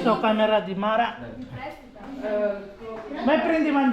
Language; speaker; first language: Italian; non-native, learner; Filipino